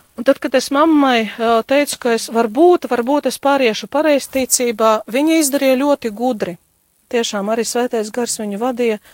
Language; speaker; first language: Latvian; non-native, local second language; Russian